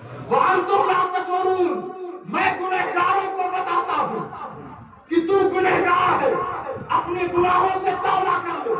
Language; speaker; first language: Urdu; native; Urdu